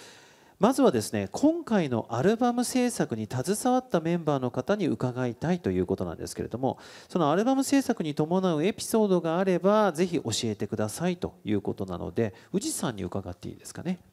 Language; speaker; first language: Japanese; native; Japanese